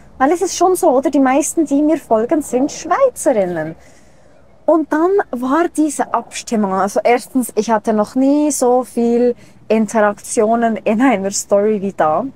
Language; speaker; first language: German; native; German